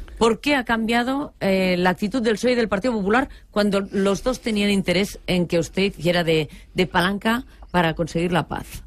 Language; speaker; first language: Spanish; non-native, local second language; Catalan